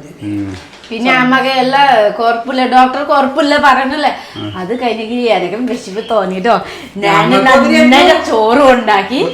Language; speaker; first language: Malayalam; non-native, fluent; Nepali